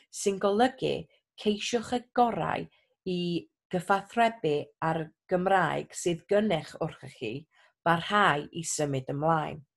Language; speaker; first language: Welsh; non-native, local second language; English